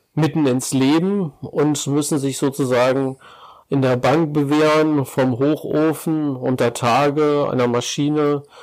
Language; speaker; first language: German; native; German